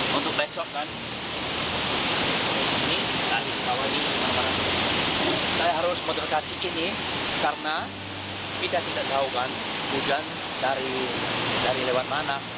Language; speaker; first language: Indonesian; non-native, learner; English